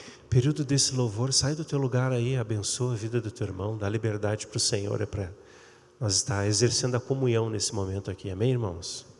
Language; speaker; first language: Portuguese; native; Portuguese